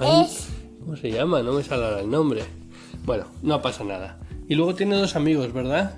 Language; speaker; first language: Spanish; native; Spanish